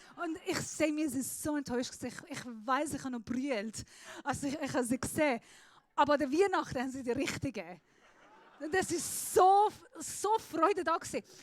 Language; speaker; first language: German; non-native, fluent; Persian